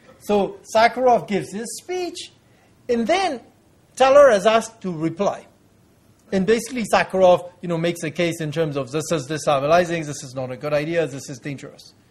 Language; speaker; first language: English; non-native, fluent; French